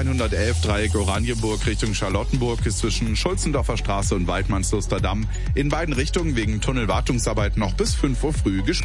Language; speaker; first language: German; native; German